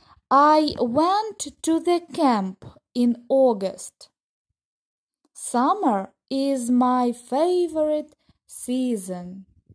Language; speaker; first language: English; non-native, fluent; Ukrainian